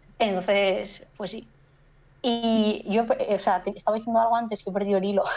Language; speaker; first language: Spanish; native; Spanish